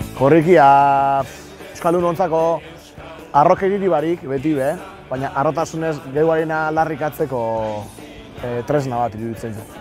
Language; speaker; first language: Basque; native; Basque